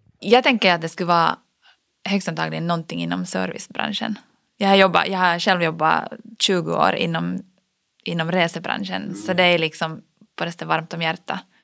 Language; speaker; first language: Swedish; native; Swedish